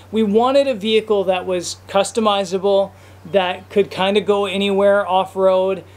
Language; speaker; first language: English; native; English